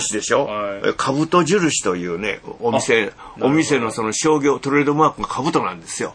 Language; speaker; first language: Japanese; native; Japanese